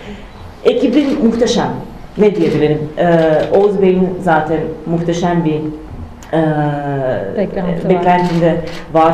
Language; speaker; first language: Turkish; non-native, fluent; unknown